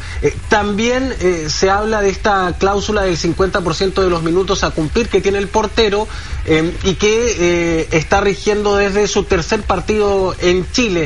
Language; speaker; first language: Spanish; native; Spanish